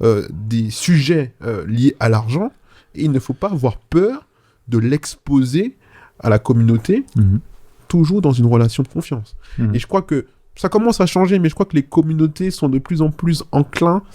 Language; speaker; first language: French; native; French